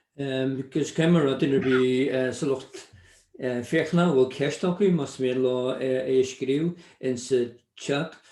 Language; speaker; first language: Irish; non-native, local second language; English